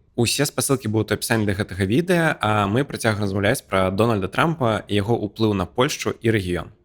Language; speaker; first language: Belarusian; non-native, local second language; Russian